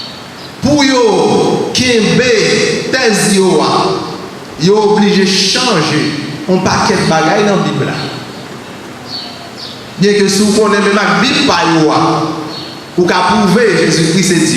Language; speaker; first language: French; non-native, learner; Haitian Creole